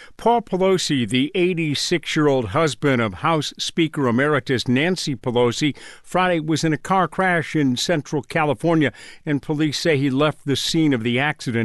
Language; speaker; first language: English; native; English